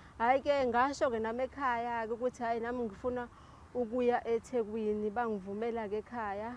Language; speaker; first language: Zulu; native; Zulu